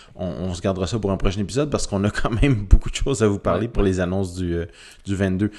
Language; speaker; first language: French; native; French